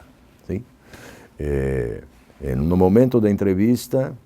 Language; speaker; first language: Spanish; non-native, fluent; Portuguese